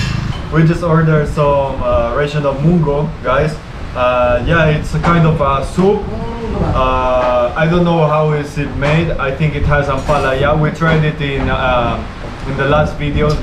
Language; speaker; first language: English; non-native, fluent; Spanish